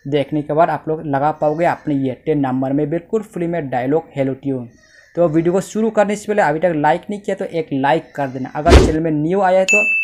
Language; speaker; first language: Hindi; native; Hindi